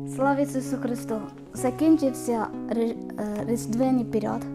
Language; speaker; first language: Ukrainian; non-native, learner; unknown